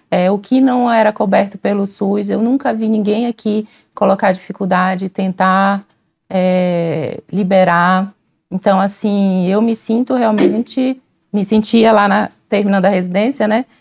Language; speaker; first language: Portuguese; native; Portuguese